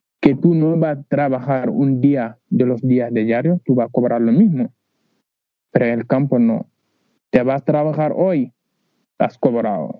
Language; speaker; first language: Spanish; non-native, learner; Wolof